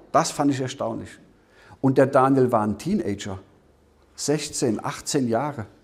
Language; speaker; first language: German; native; German